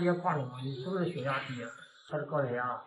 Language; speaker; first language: Chinese; native; Chinese